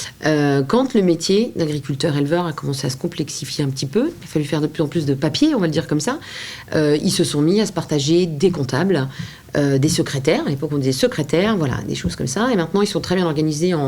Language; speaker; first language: French; native; French